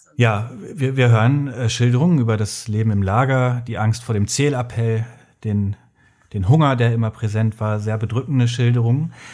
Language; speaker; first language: German; native; German